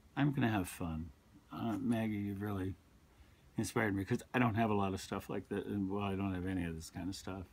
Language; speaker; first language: English; native; English